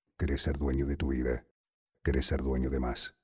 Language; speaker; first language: Spanish; non-native, fluent; Korean